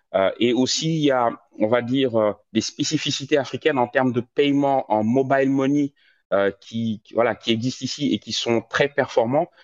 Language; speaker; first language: French; non-native, local second language; Wolof